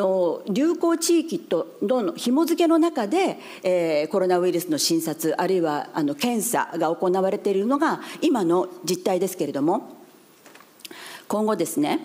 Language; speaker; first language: Japanese; native; Japanese